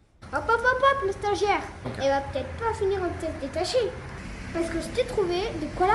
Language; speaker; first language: French; native; French